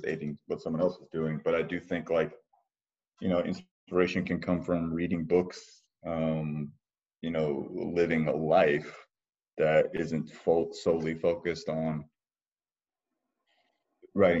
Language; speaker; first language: English; native; English